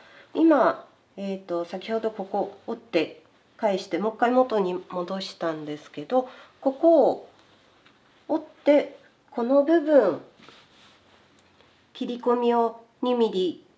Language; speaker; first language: Japanese; native; Japanese